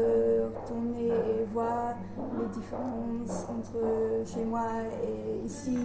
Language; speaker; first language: French; non-native, learner; English